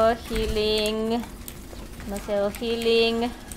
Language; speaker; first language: English; non-native, learner; Spanish